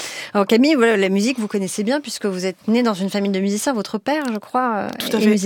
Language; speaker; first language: French; native; French